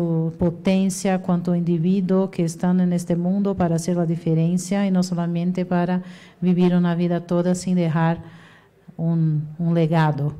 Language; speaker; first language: Spanish; non-native, fluent; Portuguese